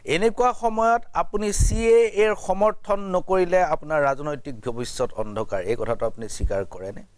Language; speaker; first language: Assamese; native; Assamese